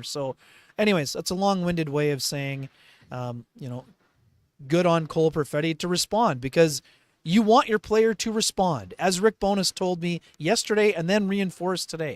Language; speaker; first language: English; native; English